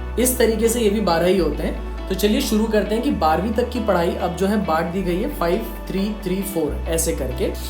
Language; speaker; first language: Hindi; native; Hindi